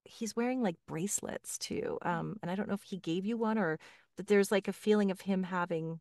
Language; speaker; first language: English; native; English